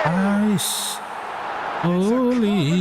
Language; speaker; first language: English; non-native, learner; Indonesian